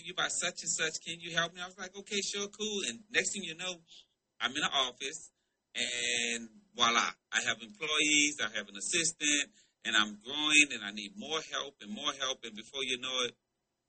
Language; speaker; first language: English; native; English